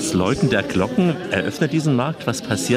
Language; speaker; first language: German; native; German